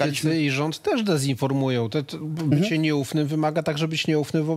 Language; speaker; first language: Polish; native; Polish